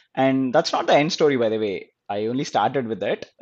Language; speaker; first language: English; non-native, local second language; Telugu